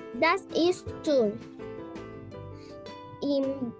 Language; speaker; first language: German; non-native, learner; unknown